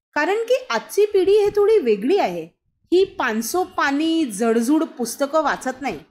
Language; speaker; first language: Marathi; non-native, local second language; Hindi